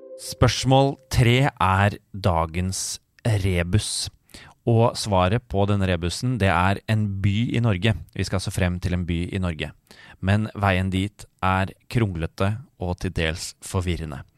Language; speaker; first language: Norwegian; native; Norwegian